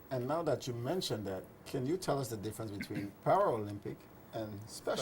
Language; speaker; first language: English; native; English